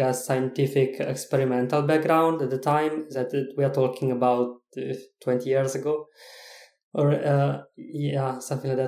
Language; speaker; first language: English; non-native, fluent; Italian